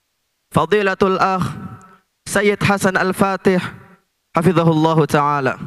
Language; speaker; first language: Arabic; non-native, learner; Indonesian